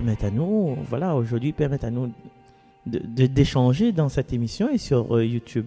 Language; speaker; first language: French; non-native, local second language; Malagasy